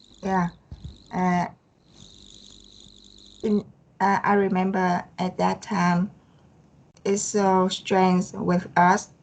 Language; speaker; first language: English; non-native, learner; Vietnamese